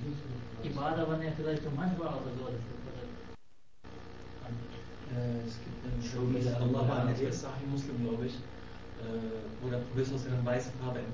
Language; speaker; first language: German; non-native, fluent; Arabic